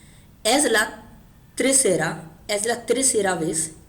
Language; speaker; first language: Spanish; non-native, fluent; Hindi